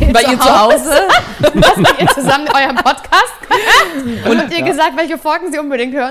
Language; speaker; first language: German; native; German